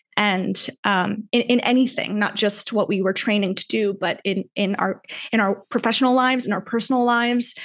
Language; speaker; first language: English; native; English